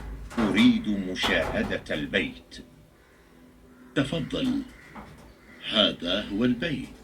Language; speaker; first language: Arabic; non-native, learner; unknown